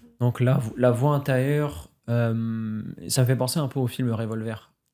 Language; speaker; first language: French; native; French